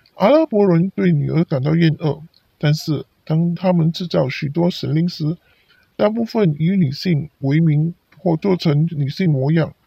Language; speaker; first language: Chinese; non-native, local second language; Cantonese